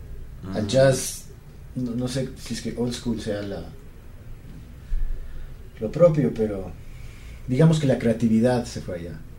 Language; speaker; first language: Spanish; native; Spanish